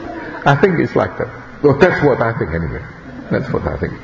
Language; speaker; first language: English; non-native, fluent; Indonesian